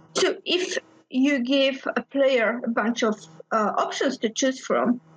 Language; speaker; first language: English; non-native, fluent; Polish